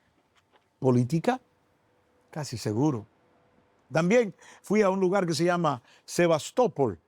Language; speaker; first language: Spanish; native; Spanish